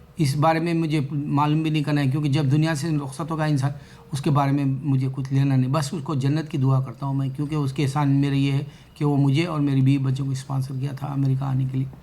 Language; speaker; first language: Urdu; native; Urdu